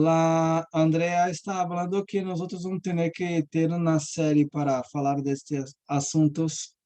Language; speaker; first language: Spanish; non-native, learner; Portuguese